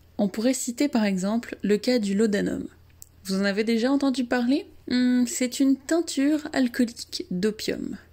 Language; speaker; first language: French; native; French